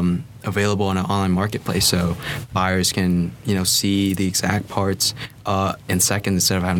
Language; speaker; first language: English; non-native, fluent; Vietnamese